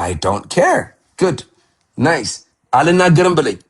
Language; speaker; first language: English; non-native, fluent; Amharic